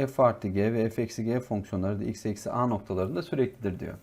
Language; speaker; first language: Turkish; native; Turkish